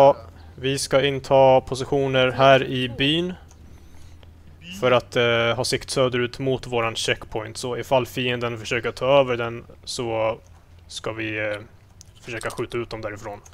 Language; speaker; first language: Swedish; native; Swedish